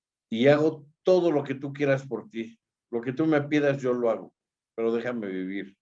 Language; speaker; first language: Spanish; native; Spanish